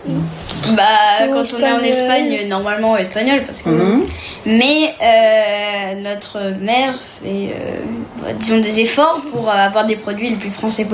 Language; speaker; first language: French; early bilingual, heritage; French